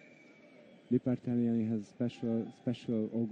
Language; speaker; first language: English; non-native, learner; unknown